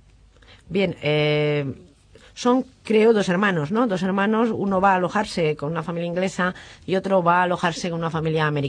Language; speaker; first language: Spanish; native; Spanish